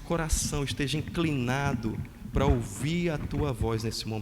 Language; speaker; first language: Portuguese; native; Portuguese